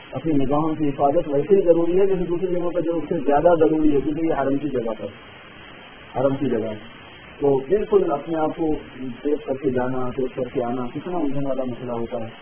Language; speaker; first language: Urdu; native; Urdu